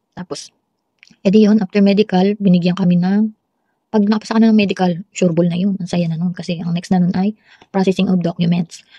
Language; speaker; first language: Filipino; native; Filipino